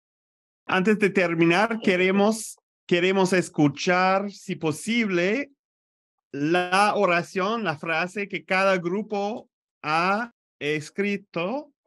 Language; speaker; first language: Spanish; non-native, fluent; French